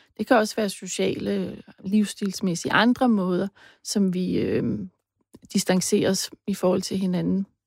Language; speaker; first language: Danish; native; Danish